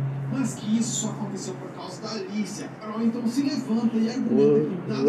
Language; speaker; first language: Portuguese; native; Portuguese